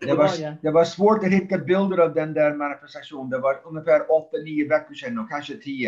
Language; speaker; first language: Swedish; non-native, fluent; English